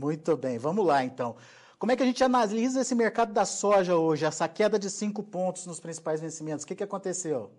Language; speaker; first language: Portuguese; native; Portuguese